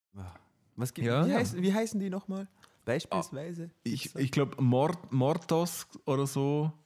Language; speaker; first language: German; native; German